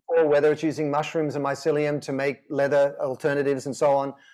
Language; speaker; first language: English; native; English